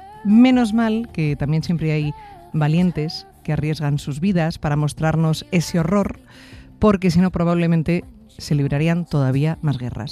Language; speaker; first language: Spanish; native; Spanish